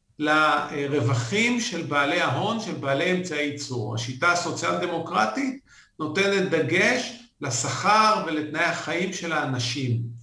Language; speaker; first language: Hebrew; native; Hebrew